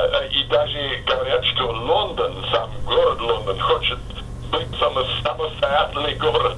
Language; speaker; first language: Russian; non-native, fluent; English